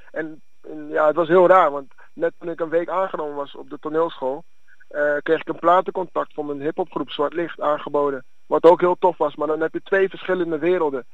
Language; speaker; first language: Dutch; early bilingual, other home language; Akan